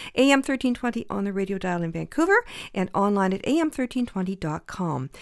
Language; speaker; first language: English; early bilingual, other home language; Ukrainian